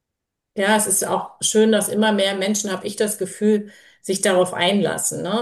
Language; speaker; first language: German; native; German